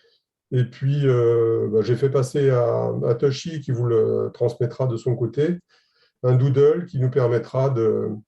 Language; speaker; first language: French; native; French